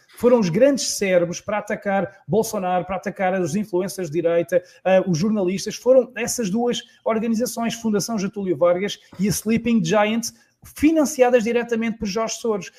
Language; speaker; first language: Portuguese; native; Portuguese